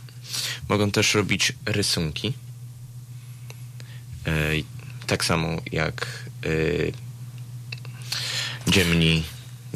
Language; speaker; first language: Polish; early bilingual, heritage; Polish